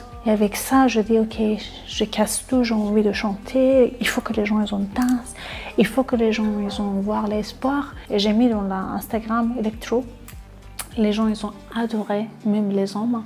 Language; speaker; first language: French; non-native, learner; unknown